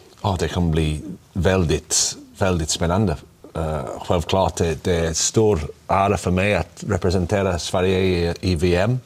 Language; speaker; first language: Swedish; non-native, learner; English